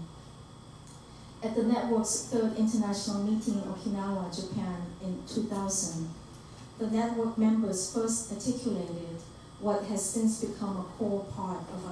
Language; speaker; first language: English; early bilingual, other home language; Korean